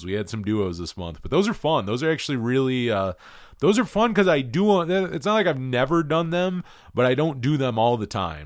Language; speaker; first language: English; native; English